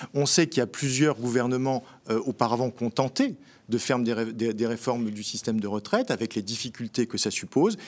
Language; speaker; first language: French; native; French